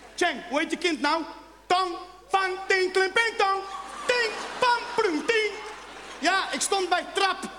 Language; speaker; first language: Dutch; non-native, fluent; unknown